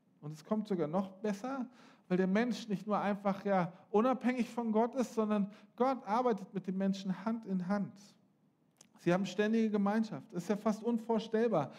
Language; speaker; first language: German; native; German